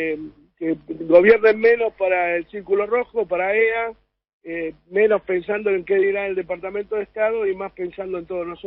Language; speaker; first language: Spanish; native; Spanish